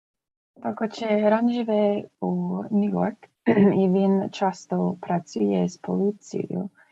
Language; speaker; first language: Ukrainian; early bilingual, heritage; English